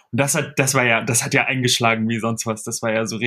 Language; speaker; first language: German; native; German